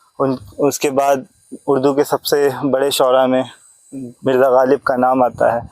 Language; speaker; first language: Urdu; native; Urdu